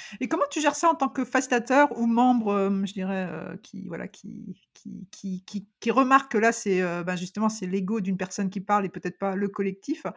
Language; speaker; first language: French; native; French